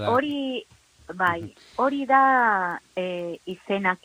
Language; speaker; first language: Basque; non-native, learner; Spanish